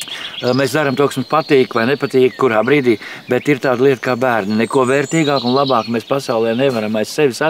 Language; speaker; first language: Latvian; native; Latvian